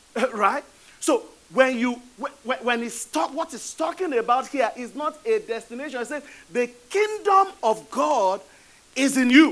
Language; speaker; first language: English; non-native, local second language; Yoruba